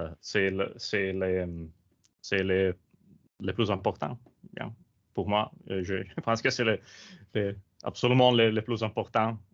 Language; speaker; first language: French; non-native, learner; Italian